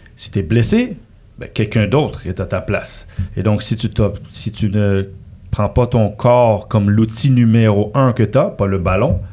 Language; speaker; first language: French; native; French